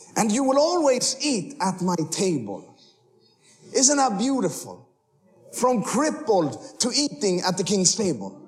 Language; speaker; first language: English; early bilingual, heritage; Spanish